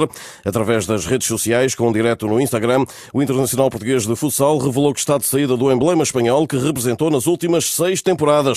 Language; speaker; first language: Portuguese; native; Portuguese